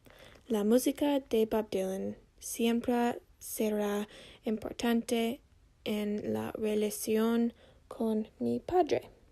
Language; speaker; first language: Spanish; non-native, learner; English